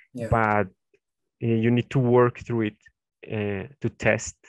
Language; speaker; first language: English; non-native, fluent; Spanish